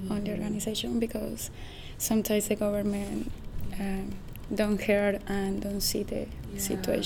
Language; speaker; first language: English; non-native, learner; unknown